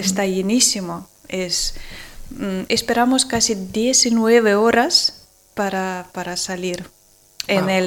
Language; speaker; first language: Spanish; non-native, learner; Ukrainian